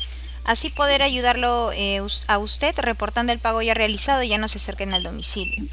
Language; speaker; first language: Spanish; native; Spanish